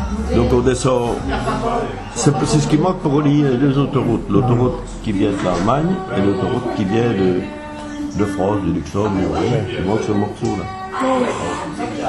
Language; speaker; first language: French; native; French